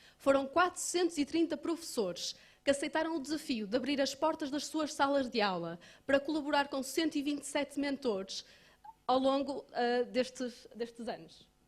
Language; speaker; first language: Portuguese; native; Portuguese